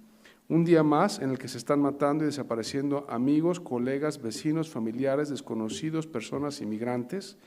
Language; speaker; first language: Spanish; native; Spanish